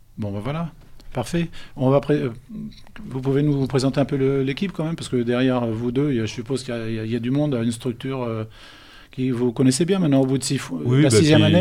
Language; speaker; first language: French; native; French